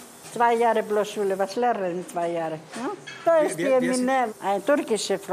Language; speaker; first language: German; non-native, learner; Greek